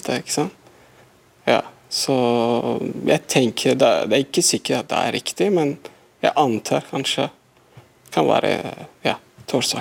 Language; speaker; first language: Norwegian; non-native, fluent; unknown